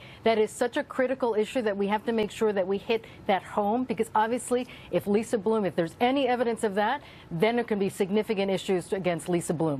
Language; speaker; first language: English; native; English